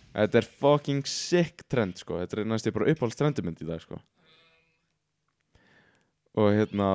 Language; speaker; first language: Icelandic; native; Icelandic